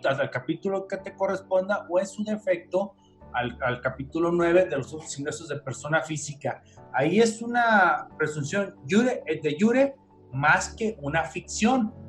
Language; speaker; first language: Spanish; native; Spanish